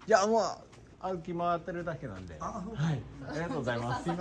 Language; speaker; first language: Japanese; non-native, learner; English